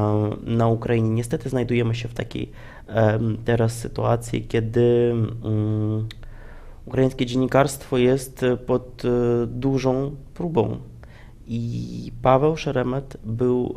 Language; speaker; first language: Polish; non-native, fluent; Ukrainian